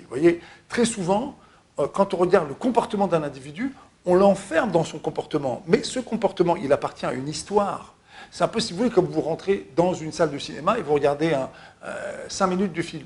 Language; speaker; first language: French; native; French